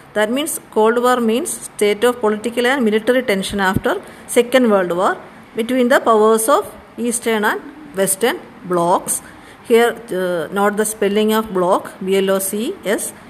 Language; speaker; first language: English; non-native, local second language; Malayalam